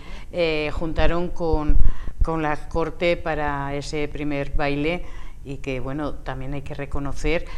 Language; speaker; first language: Spanish; native; Spanish